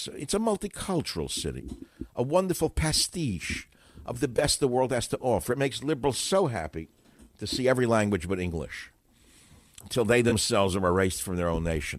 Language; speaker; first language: English; native; English